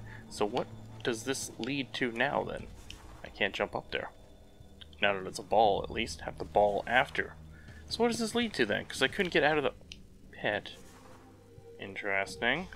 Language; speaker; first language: English; native; English